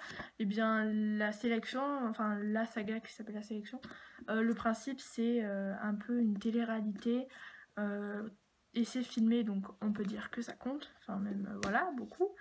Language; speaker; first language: French; native; French